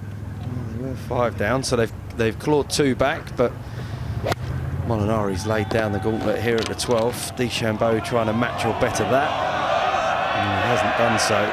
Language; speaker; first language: English; native; English